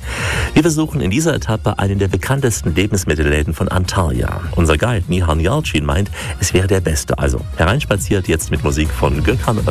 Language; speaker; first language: German; native; German